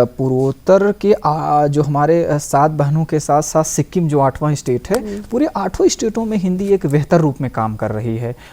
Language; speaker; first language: Hindi; native; Hindi